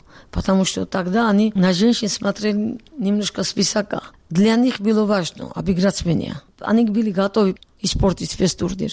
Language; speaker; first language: Russian; non-native, local second language; Georgian